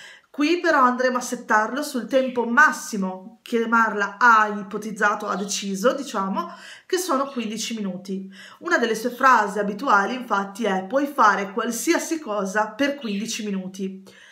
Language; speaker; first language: Italian; native; Italian